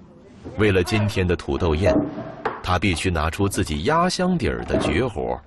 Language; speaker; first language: Chinese; native; Chinese